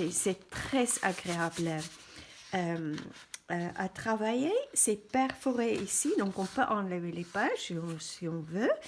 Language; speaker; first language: French; non-native, fluent; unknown